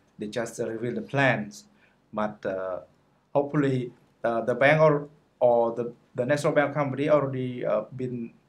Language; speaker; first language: English; non-native, fluent; Khmer